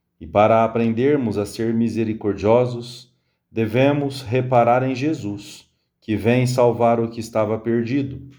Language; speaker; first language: Portuguese; native; Portuguese